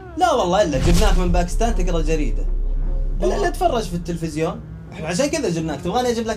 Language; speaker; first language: Arabic; native; Arabic